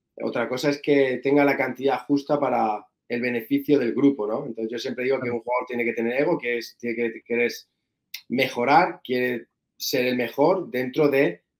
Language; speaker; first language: Spanish; native; Spanish